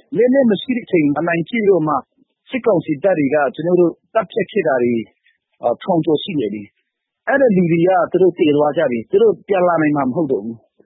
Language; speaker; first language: Burmese; non-native, local second language; Hakha Chin